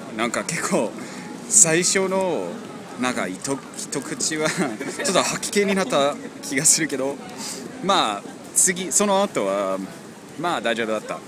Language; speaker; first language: Japanese; non-native, fluent; English